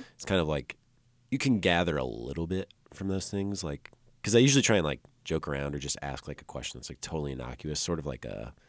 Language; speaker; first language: English; native; English